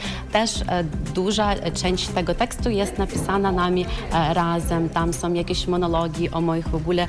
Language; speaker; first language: Polish; non-native, fluent; Ukrainian